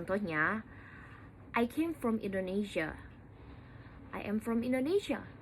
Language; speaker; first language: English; non-native, learner; Indonesian